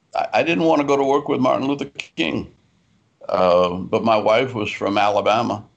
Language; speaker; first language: English; native; English